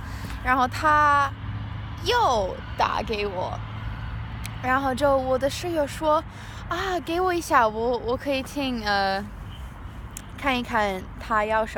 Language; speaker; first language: Chinese; non-native, learner; English